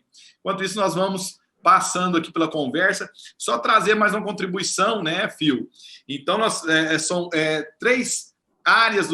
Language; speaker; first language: Portuguese; native; Portuguese